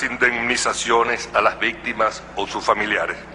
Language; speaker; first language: Spanish; native; Spanish